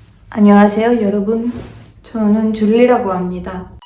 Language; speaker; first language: Korean; non-native, fluent; Greek